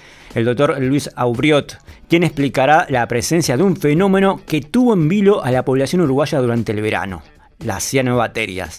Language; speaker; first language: Spanish; native; Spanish